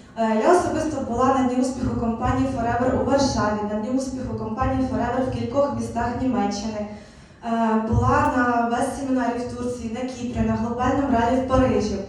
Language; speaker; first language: Ukrainian; native; Ukrainian